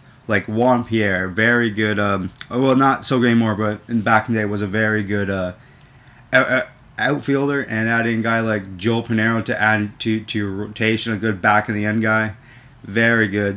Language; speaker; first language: English; native; English